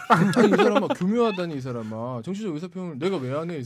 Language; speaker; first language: Korean; native; Korean